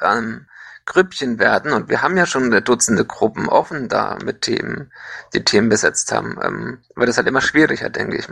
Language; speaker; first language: German; native; German